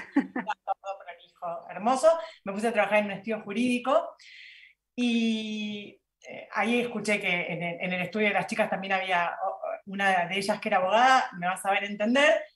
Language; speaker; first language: Spanish; native; Spanish